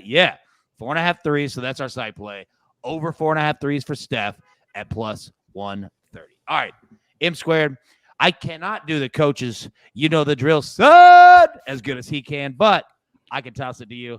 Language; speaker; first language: English; native; English